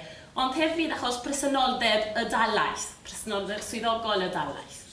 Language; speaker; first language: Welsh; non-native, fluent; Spanish